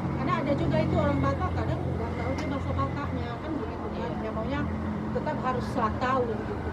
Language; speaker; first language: Indonesian; non-native, local second language; Nias